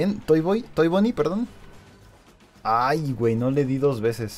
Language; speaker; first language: Spanish; native; Spanish